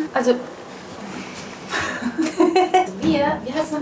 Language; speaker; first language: German; native; German